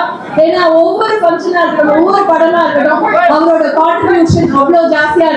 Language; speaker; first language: Tamil; native; Tamil